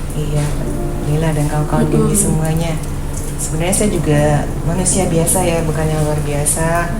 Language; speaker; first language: Indonesian; non-native, local second language; Minangkabau